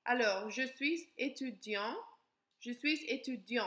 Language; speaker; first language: French; non-native, learner; English